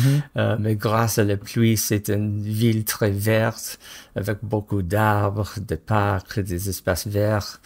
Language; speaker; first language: French; non-native, fluent; English